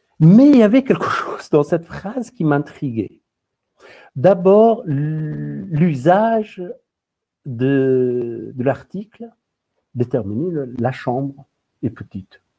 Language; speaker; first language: French; non-native, fluent; Persian